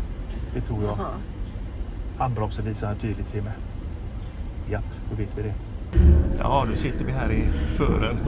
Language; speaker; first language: Swedish; native; Swedish